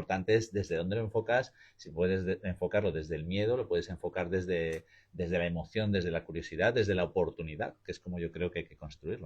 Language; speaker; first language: Spanish; native; Spanish